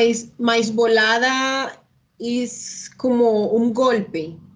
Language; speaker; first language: Portuguese; non-native, learner; Spanish